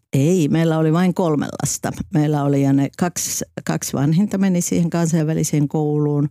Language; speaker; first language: Finnish; native; Finnish